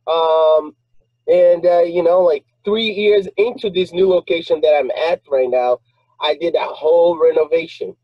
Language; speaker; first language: English; non-native, fluent; Portuguese